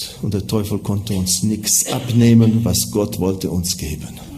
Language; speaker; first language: German; non-native, fluent; Hebrew